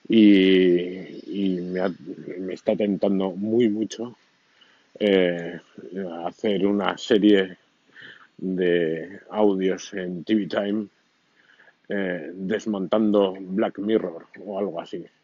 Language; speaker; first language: Spanish; native; Spanish